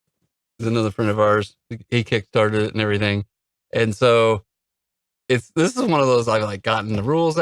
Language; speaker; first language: English; native; English